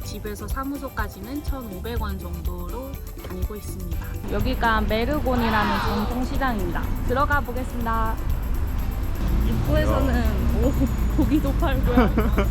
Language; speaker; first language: Korean; native; Korean